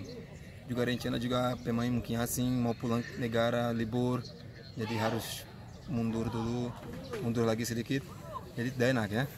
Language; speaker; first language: Indonesian; non-native, fluent; Portuguese